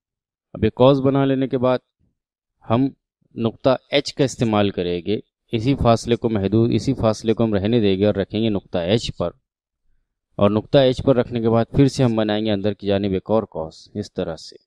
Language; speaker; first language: Urdu; native; Urdu